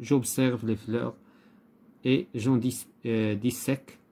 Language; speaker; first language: French; non-native, local second language; Arabic